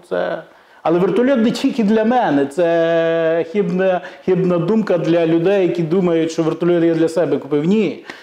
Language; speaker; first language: Ukrainian; native; Ukrainian